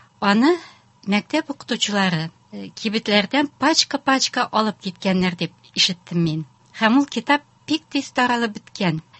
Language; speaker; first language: Tatar; native; Tatar